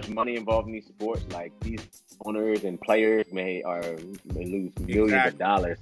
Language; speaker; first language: English; native; English